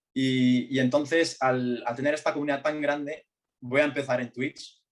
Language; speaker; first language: Spanish; early bilingual, other home language; Arabic